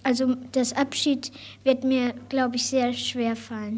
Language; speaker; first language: German; early bilingual, other home language; Spanish